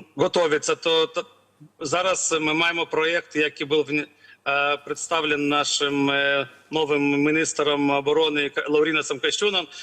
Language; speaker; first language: Ukrainian; non-native, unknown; Lithuanian